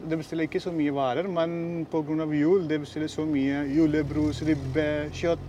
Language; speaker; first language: Norwegian; non-native, learner; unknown